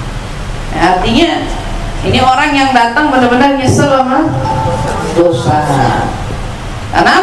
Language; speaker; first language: Indonesian; native; Indonesian